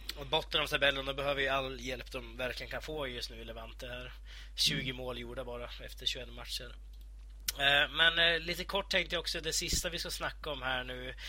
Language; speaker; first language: Swedish; native; Swedish